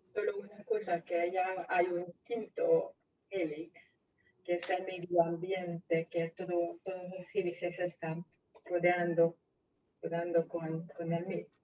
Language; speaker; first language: Spanish; non-native, fluent; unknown